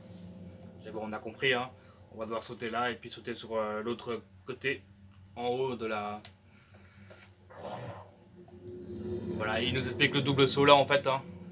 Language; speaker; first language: French; native; French